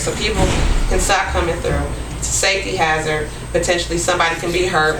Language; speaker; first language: English; native; English